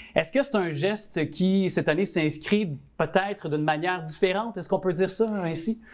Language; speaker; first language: French; native; French